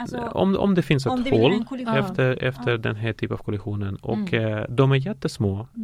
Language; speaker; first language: Swedish; non-native, fluent; Russian